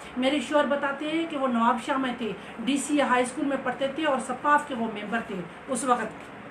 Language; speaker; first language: Urdu; non-native, local second language; Sindhi